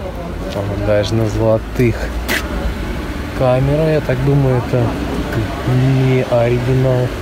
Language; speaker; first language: Russian; native; Russian